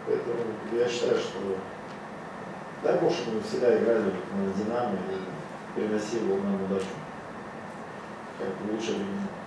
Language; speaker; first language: Russian; native; Russian